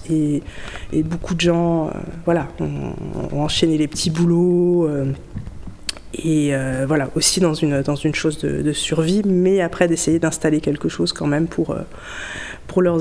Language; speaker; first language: French; native; French